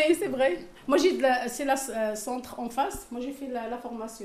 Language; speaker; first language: French; non-native, local second language; Arabic